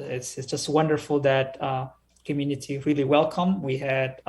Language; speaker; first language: English; early bilingual, other home language; Somali